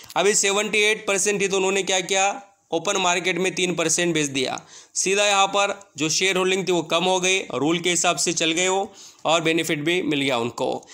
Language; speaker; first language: Hindi; native; Hindi